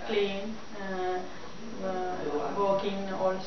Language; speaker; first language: English; non-native, learner; Sinhala